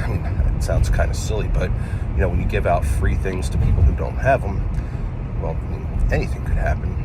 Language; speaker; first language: English; native; English